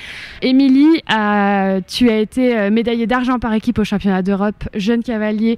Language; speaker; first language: French; native; French